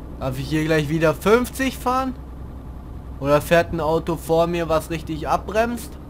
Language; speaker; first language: German; native; German